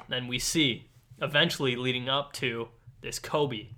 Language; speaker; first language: English; native; English